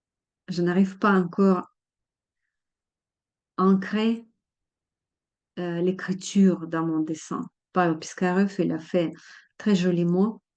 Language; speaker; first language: French; non-native, fluent; Russian